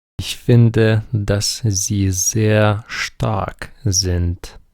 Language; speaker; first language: German; non-native, fluent; Ukrainian